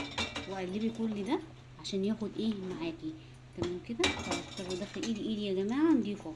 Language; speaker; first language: Arabic; native; Arabic